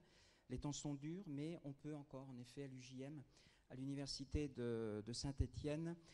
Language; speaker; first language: French; native; French